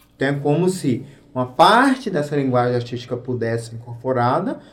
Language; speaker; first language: Portuguese; native; Portuguese